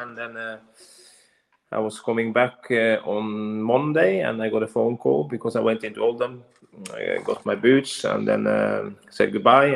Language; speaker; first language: English; non-native, fluent; Norwegian